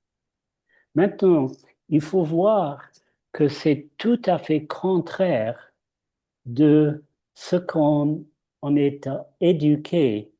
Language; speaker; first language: French; non-native, fluent; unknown